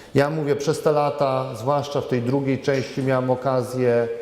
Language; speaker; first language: Polish; native; Polish